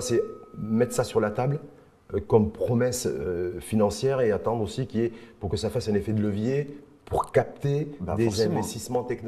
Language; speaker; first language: French; non-native, local second language; Arabic